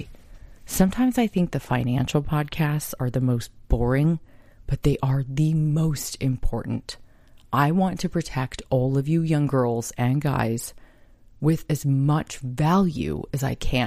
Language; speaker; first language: English; native; English